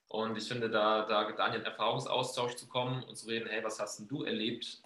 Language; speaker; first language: German; native; German